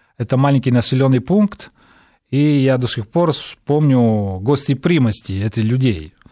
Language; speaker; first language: Russian; non-native, fluent; Italian